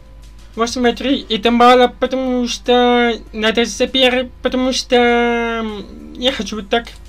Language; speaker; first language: Russian; non-native, learner; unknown